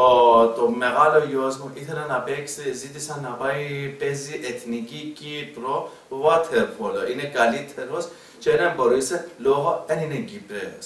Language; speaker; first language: Greek; non-native, learner; Persian